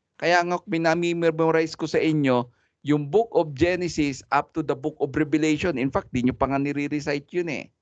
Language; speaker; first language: Filipino; non-native, local second language; Cebuano